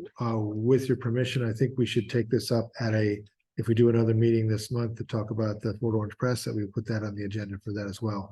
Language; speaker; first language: English; native; English